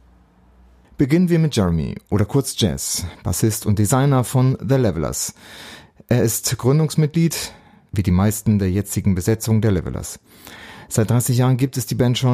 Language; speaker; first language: German; native; German